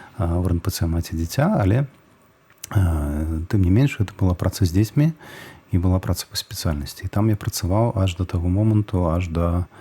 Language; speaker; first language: Belarusian; non-native, local second language; Russian